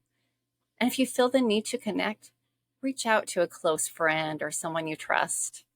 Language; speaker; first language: English; native; English